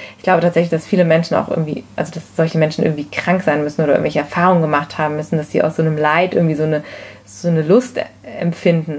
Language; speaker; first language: German; native; German